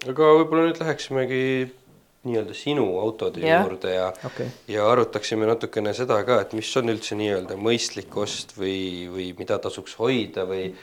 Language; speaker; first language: Estonian; native; Estonian